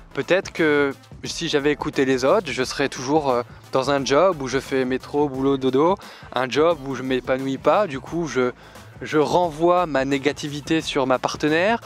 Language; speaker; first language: French; native; French